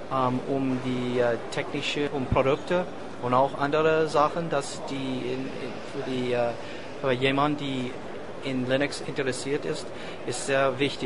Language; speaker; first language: German; non-native, learner; English